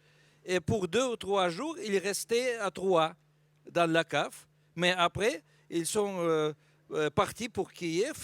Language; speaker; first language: French; non-native, fluent; Russian